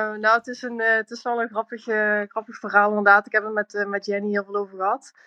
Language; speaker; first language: Dutch; native; Dutch